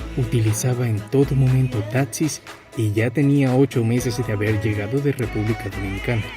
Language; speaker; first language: Spanish; native; Spanish